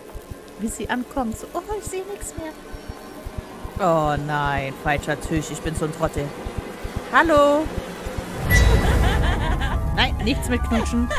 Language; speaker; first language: German; native; German